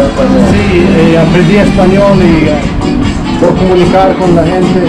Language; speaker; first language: Spanish; non-native, learner; Russian